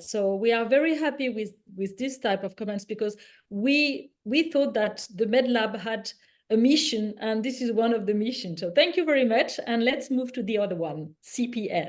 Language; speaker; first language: English; non-native, fluent; French